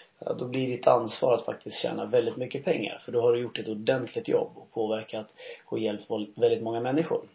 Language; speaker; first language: Swedish; early bilingual, heritage; Swedish